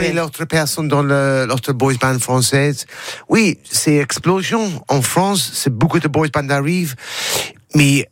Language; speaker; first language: French; non-native, learner; English